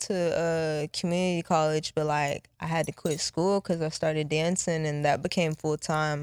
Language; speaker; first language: English; early bilingual, other home language; Japanese